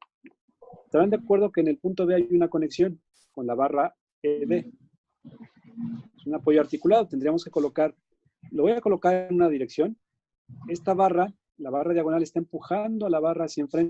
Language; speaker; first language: Spanish; native; Spanish